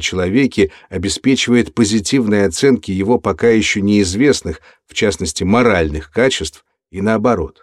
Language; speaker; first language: Russian; native; Russian